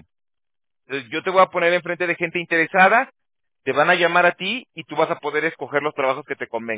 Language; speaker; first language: Spanish; native; Spanish